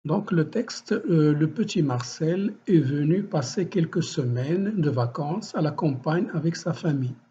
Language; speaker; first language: French; non-native, local second language; Arabic